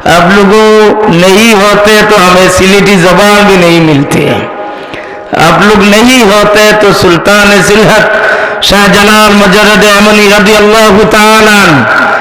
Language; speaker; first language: Urdu; non-native, local second language; Sylheti